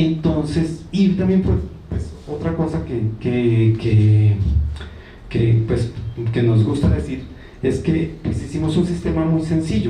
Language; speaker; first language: Spanish; native; Spanish